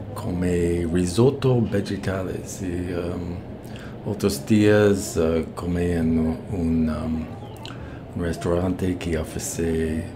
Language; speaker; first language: Spanish; non-native, learner; English